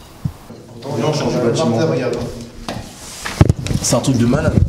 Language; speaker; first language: French; native; French